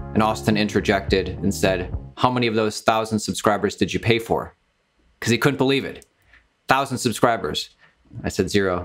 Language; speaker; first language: English; native; English